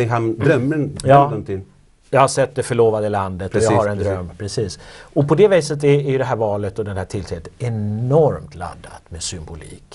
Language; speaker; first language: Swedish; native; Swedish